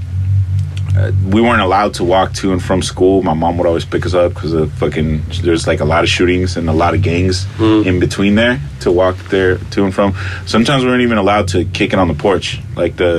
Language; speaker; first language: English; early bilingual, other home language; Spanish